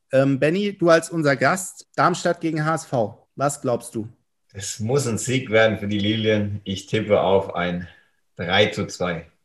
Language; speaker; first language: German; native; German